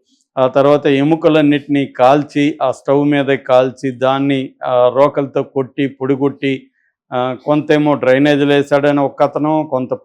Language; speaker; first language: Telugu; native; Telugu